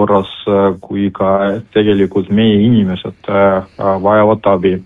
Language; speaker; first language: Estonian; non-native, local second language; Russian